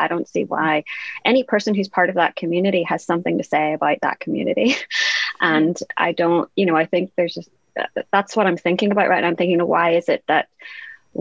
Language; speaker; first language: English; native; English